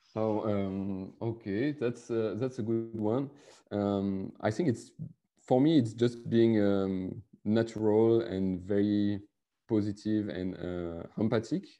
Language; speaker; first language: English; non-native, fluent; French